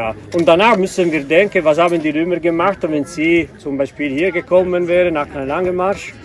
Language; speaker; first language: German; non-native, fluent; Italian